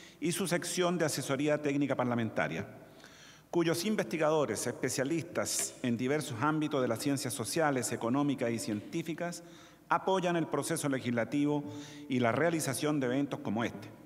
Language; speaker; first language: Spanish; native; Spanish